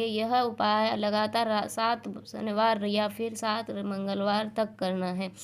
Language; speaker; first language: Hindi; native; Hindi